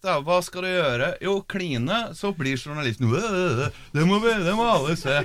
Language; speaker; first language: Norwegian; native; Norwegian